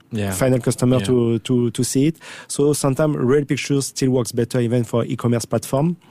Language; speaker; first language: English; non-native, fluent; French